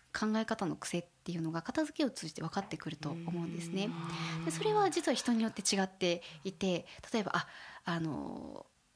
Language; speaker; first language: Japanese; native; Japanese